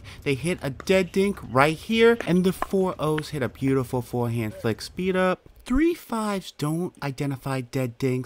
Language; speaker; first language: English; native; English